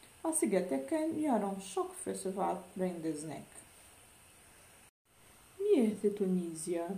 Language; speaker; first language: Hungarian; non-native, learner; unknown